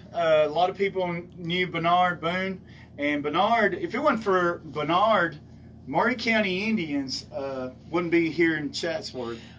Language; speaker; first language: English; native; English